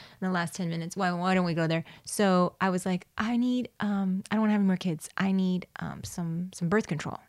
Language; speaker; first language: English; early bilingual, other home language; Spanish